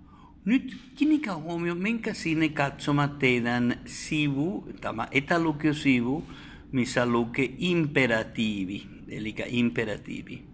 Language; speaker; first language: Finnish; non-native, fluent; Spanish